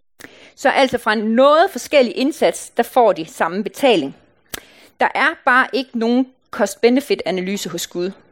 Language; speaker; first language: Danish; native; Danish